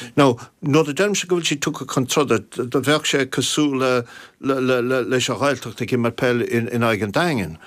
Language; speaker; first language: Irish; native; Irish